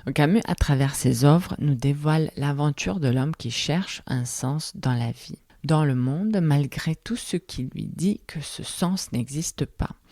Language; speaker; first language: French; non-native, fluent; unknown